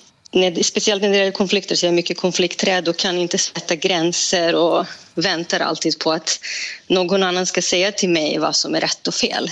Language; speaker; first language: Swedish; non-native, fluent; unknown